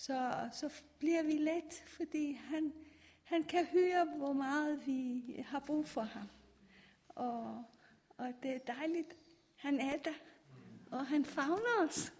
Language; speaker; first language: Danish; non-native, fluent; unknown